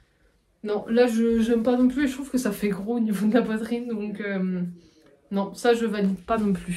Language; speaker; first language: French; native; French